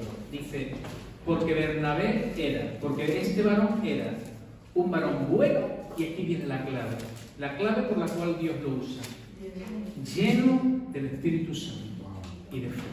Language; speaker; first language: Spanish; native; Spanish